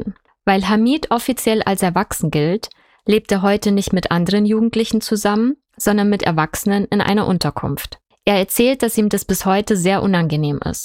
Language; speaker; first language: German; native; German